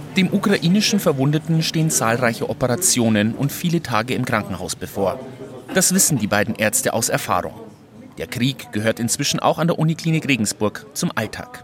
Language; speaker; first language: German; native; German